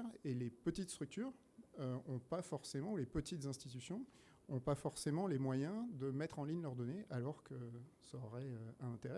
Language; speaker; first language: French; native; French